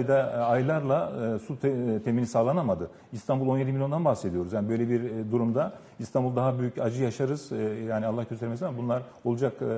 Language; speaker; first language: Turkish; native; Turkish